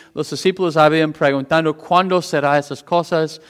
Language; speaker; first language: Spanish; non-native, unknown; English